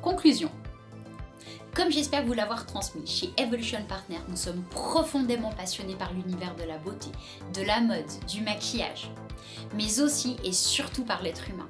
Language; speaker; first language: French; native; French